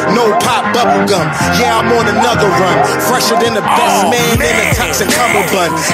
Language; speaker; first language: English; native; English